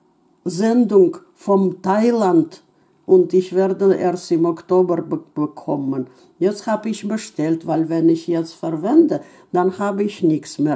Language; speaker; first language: German; non-native, fluent; Russian